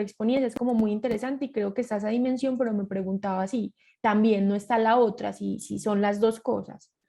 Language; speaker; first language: Spanish; native; Spanish